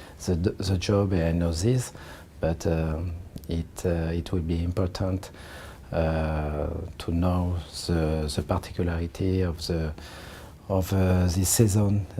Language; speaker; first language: English; non-native, learner; French